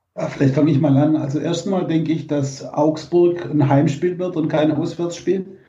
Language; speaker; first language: German; native; German